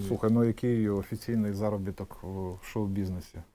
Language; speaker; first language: Ukrainian; native; Ukrainian